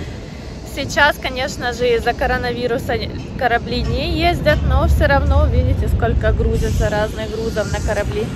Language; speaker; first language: Russian; native; Russian